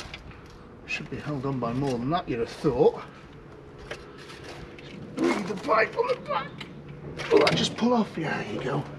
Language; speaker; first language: English; native; English